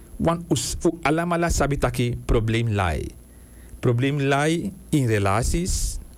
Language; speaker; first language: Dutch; native; Dutch